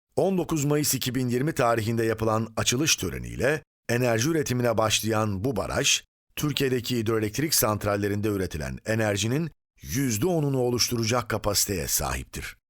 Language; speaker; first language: Turkish; native; Turkish